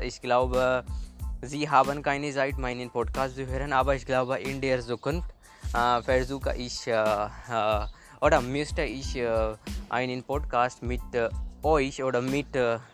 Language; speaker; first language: German; non-native, learner; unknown